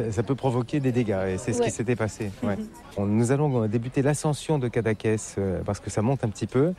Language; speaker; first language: French; native; French